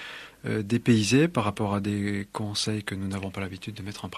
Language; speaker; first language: French; native; French